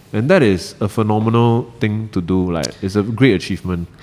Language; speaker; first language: English; native; English